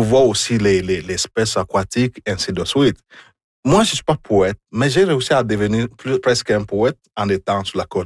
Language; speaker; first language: French; non-native, fluent; Igbo